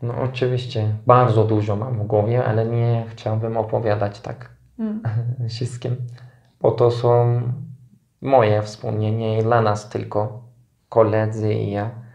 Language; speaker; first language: Polish; non-native, fluent; Turkish